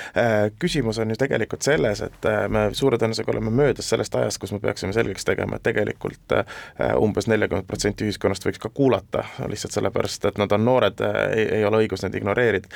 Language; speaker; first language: Estonian; native; Estonian